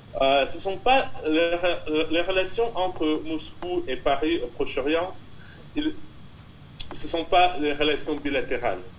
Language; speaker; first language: French; non-native, fluent; Russian